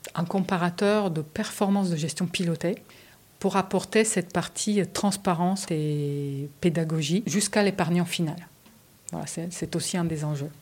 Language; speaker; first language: French; early bilingual, other home language; Romanian